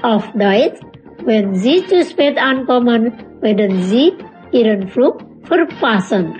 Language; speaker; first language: German; non-native, learner; Indonesian